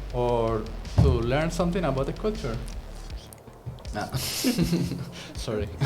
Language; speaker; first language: English; non-native, learner; Spanish